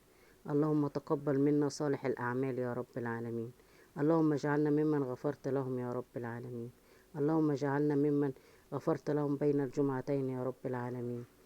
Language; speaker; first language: Arabic; native; Arabic